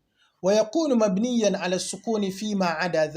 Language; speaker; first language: Arabic; non-native, fluent; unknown